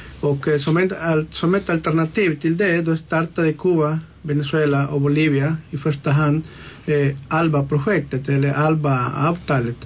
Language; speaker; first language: Swedish; non-native, local second language; Spanish